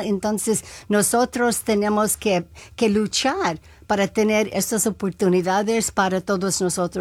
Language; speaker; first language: Spanish; non-native, local second language; English